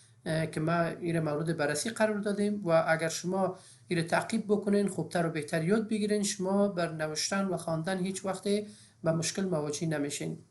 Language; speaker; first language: Persian; native; Persian